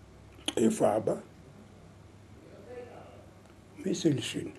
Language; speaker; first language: Hebrew; non-native, learner; Lithuanian